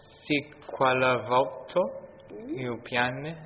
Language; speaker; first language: Italian; non-native, learner; English